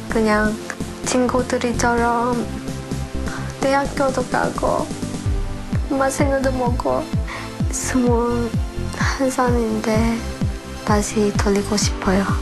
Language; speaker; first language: Korean; non-native, learner; Vietnamese